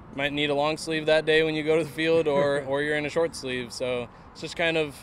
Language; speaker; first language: English; native; English